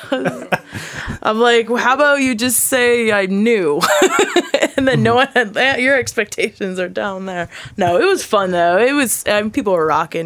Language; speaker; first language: English; native; English